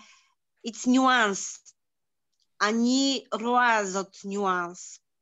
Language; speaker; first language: Hebrew; non-native, learner; Polish